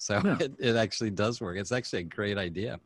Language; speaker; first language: English; native; English